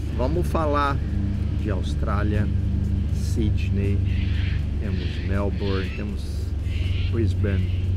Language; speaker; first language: Portuguese; early bilingual, other home language; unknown